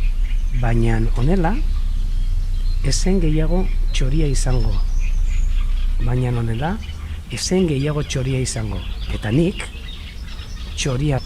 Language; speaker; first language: Basque; native; Basque